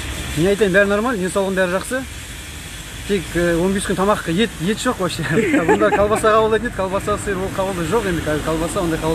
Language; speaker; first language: Kazakh; native; Kazakh